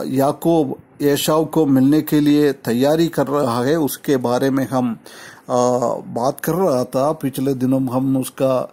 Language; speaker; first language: Hindi; non-native, local second language; Malayalam